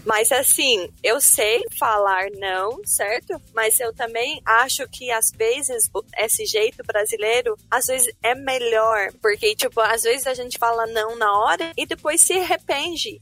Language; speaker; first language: Portuguese; non-native, fluent; English